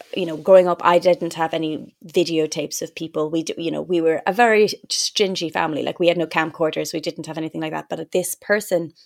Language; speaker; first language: English; native; English